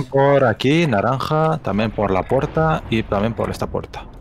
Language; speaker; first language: Spanish; native; Spanish